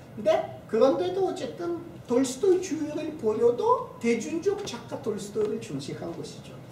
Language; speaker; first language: Korean; non-native, fluent; Russian